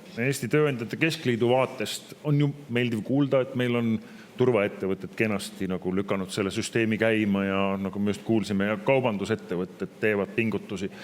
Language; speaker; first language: Estonian; native; Estonian